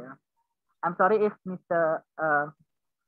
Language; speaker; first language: English; non-native, learner; Indonesian